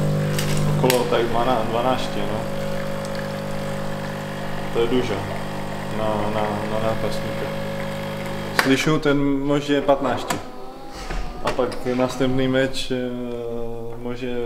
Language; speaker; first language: Polish; non-native, learner; Czech